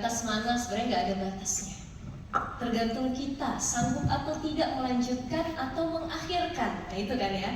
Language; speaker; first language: Indonesian; native; Indonesian